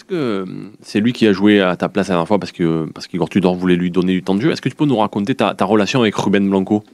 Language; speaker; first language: French; native; French